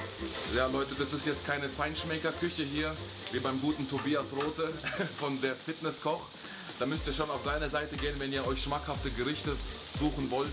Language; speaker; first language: German; native; German